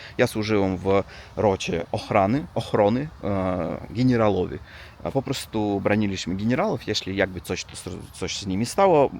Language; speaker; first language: Polish; non-native, learner; Russian